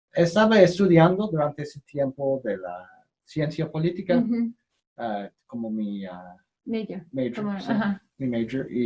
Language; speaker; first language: Spanish; non-native, learner; English